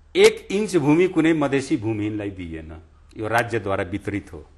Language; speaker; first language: Nepali; non-native, local second language; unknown